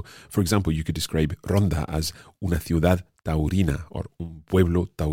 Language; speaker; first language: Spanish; non-native, fluent; English